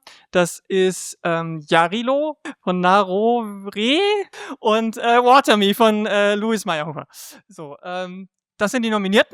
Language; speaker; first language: German; native; German